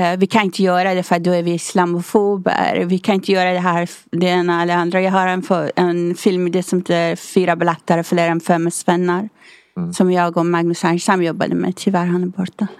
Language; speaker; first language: Swedish; non-native, fluent; Persian